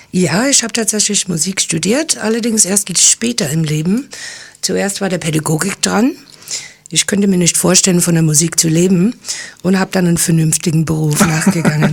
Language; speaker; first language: German; non-native, fluent; English